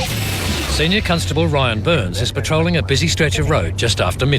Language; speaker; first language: English; native; English